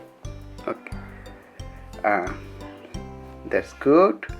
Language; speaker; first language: English; non-native, learner; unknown